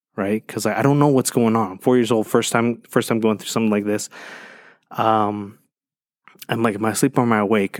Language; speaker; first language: English; early bilingual, other home language; Spanish